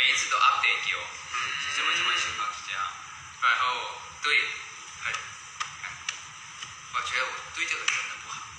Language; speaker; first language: Chinese; non-native, learner; Thai